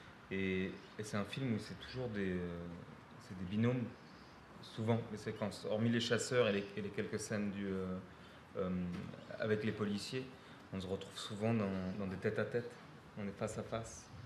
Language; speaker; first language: French; native; French